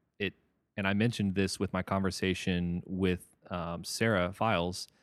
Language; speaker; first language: English; native; English